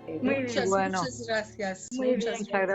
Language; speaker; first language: Spanish; early bilingual, heritage; Spanish